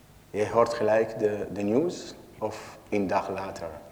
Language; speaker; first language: Dutch; non-native, learner; Arabic